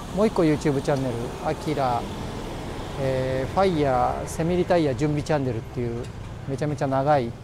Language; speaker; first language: Japanese; native; Japanese